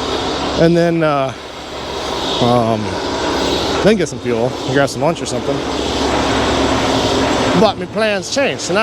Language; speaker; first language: English; native; English